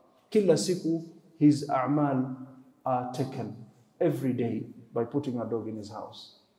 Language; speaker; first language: English; non-native, local second language; Swahili